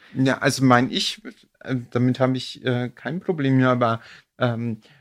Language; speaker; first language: German; native; German